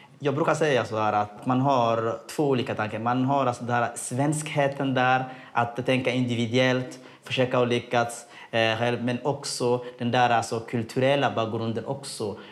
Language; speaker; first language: Swedish; non-native, fluent; Somali